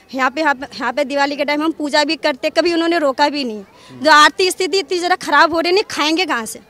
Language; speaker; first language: Hindi; native; Hindi